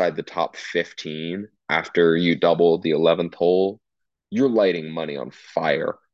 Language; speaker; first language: English; native; English